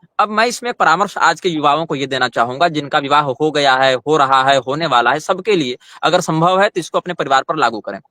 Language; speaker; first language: Hindi; native; Hindi